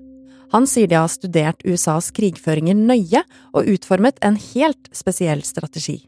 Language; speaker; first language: Norwegian; native; Norwegian